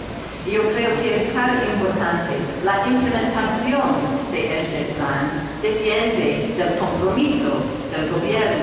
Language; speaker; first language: Spanish; non-native, fluent; English